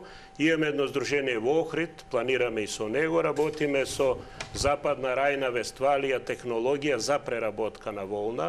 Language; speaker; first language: Macedonian; native; Macedonian